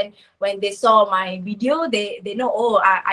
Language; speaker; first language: English; non-native, local second language; Malay